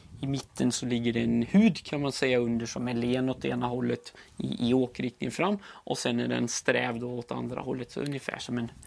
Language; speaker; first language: Swedish; native; Swedish